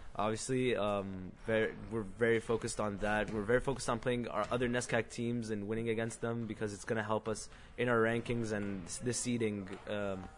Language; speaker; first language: English; non-native, fluent; Arabic